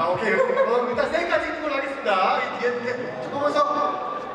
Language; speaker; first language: Korean; native; Korean